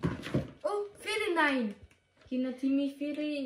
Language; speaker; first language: Nepali; early bilingual, heritage; Nepali